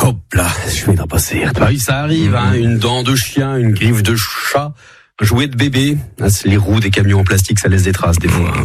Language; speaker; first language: French; native; French